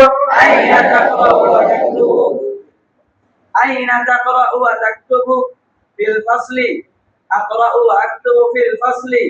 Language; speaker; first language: Arabic; non-native, learner; Bangla